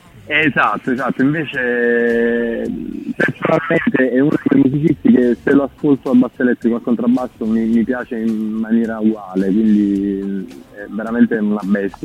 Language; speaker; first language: Italian; native; Italian